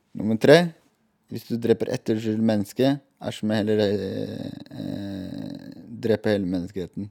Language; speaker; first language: Norwegian; native; Norwegian